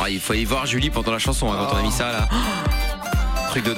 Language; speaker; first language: French; native; French